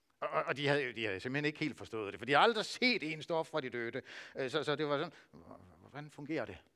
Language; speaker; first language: Danish; native; Danish